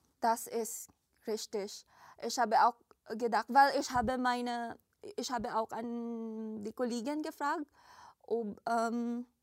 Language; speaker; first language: German; non-native, learner; Filipino